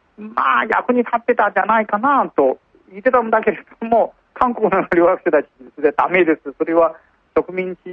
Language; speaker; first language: Japanese; non-native, fluent; Chinese